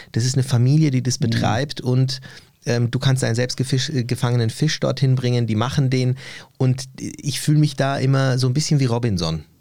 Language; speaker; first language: German; early bilingual, other home language; Turkish